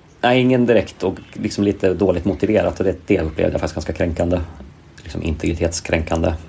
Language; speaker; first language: Swedish; native; Swedish